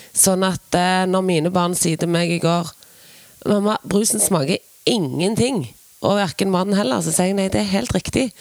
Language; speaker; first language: Norwegian; native; Norwegian